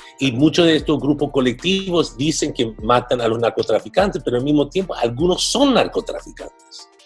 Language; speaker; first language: Spanish; early bilingual, heritage; Spanish